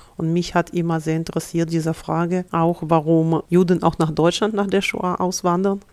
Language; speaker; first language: German; non-native, fluent; Russian